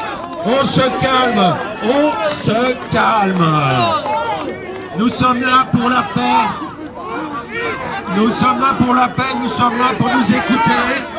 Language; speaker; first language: French; native; French